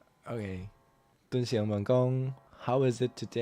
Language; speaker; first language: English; non-native, fluent; Min Nan Chinese